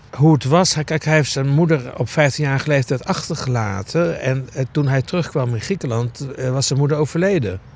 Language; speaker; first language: Dutch; early bilingual, other home language; Greek